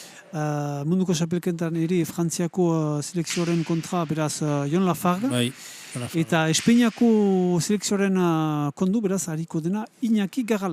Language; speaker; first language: Basque; native; Basque